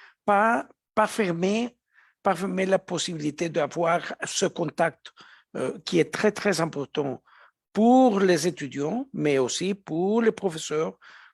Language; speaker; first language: French; non-native, fluent; Spanish